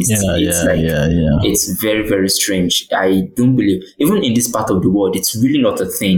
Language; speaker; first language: English; non-native, local second language; Yoruba